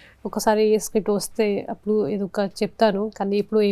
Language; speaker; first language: Telugu; non-native, local second language; Hindi